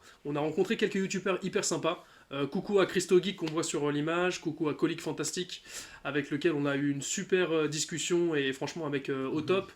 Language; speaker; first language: French; native; French